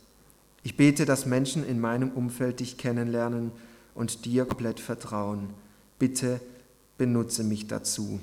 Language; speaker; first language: German; native; German